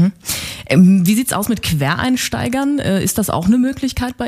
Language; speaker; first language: German; native; German